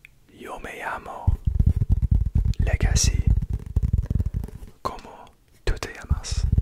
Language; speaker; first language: Spanish; non-native, learner; English